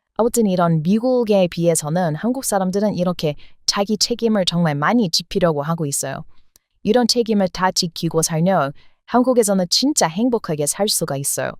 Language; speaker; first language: Korean; non-native, fluent; English